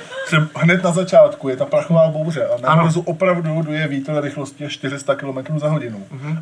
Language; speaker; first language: Czech; native; Czech